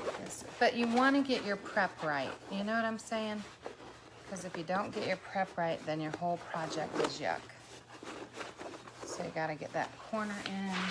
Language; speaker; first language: English; native; English